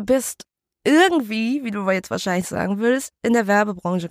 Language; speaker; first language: German; early bilingual, other home language; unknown